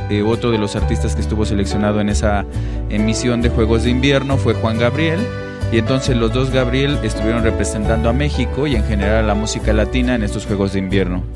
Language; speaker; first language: Spanish; native; Spanish